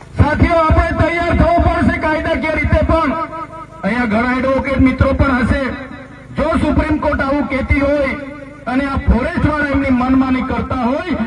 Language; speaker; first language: Gujarati; non-native, local second language; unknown